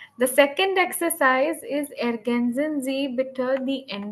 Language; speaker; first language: German; non-native, learner; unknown